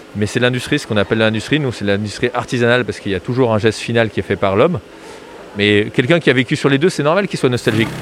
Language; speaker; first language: French; native; French